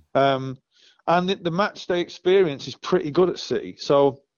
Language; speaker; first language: English; native; English